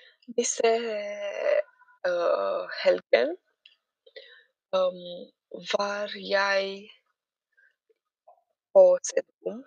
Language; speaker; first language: Norwegian; non-native, learner; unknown